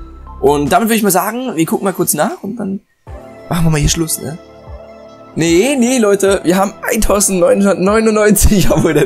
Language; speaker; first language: German; native; German